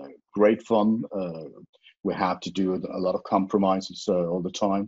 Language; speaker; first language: English; non-native, fluent; Faroese